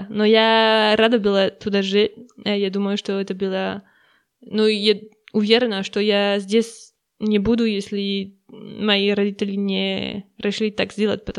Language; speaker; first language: Russian; non-native, learner; French